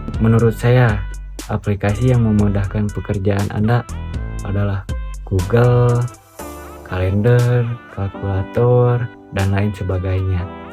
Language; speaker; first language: Indonesian; non-native, local second language; Sundanese